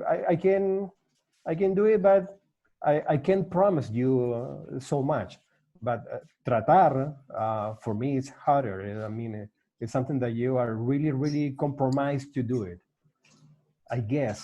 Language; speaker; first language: English; non-native, learner; Spanish